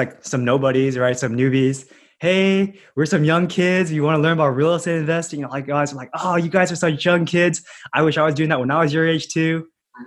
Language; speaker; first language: English; native; English